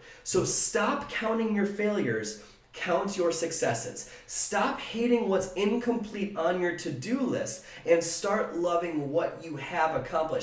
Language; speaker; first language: English; native; English